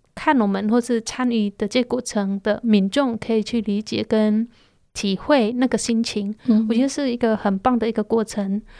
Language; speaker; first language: Chinese; non-native, fluent; Khmer